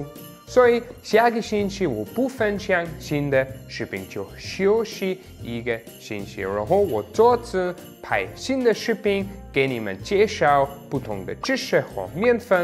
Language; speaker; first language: Chinese; non-native, fluent; German